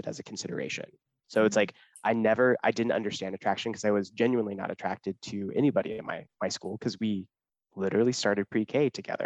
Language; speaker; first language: English; native; English